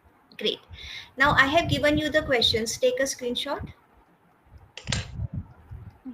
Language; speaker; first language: English; non-native, fluent; Hindi